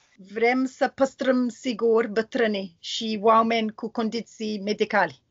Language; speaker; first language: Romanian; non-native, learner; English